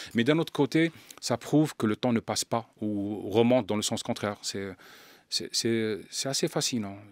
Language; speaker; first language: French; non-native, local second language; Arabic